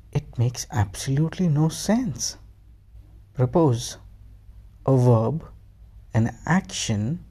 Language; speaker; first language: English; non-native, local second language; Hindi